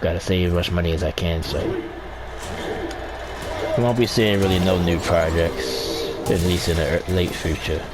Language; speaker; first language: English; native; English